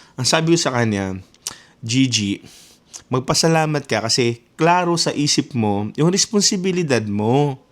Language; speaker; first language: Filipino; non-native, local second language; Hiligaynon